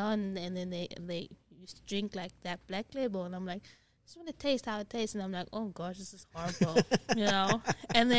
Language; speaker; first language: English; non-native, local second language; Dutch